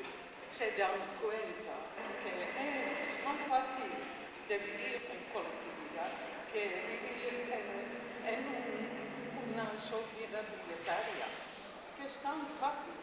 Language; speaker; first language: Spanish; non-native, fluent; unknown